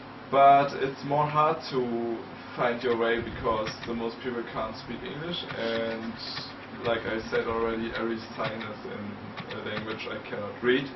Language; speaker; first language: English; non-native, fluent; German